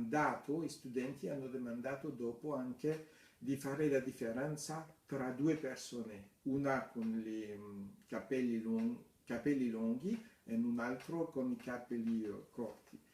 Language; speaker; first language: Italian; non-native, fluent; French